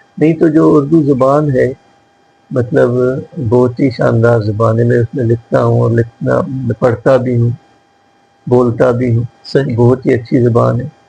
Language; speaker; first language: Urdu; non-native, local second language; Sindhi